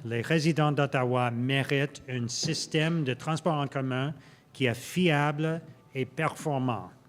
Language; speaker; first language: French; non-native, local second language; English